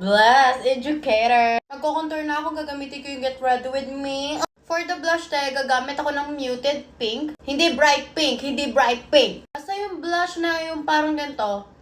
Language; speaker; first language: Filipino; native; Filipino